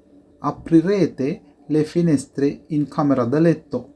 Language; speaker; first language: Italian; non-native, fluent; Sinhala